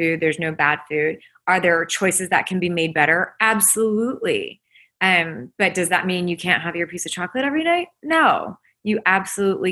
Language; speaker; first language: English; native; English